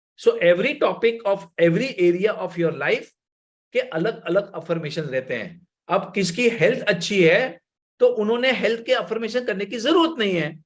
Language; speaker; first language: Hindi; non-native, local second language; Gujarati